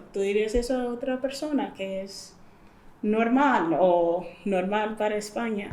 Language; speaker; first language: Spanish; non-native, fluent; English